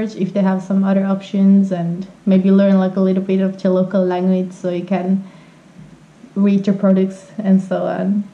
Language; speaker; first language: English; non-native, fluent; Finnish